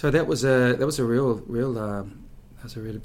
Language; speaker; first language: English; native; English